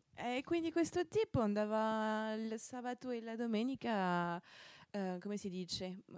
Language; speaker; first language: Italian; non-native, fluent; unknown